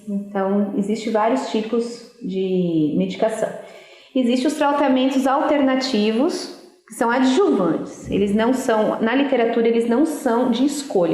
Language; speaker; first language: Portuguese; native; Portuguese